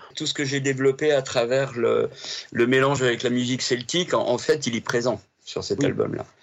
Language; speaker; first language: French; native; French